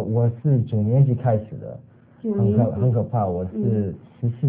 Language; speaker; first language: Chinese; early bilingual, other home language; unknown